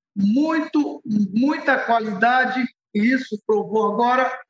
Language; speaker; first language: Portuguese; early bilingual, other home language; Arabic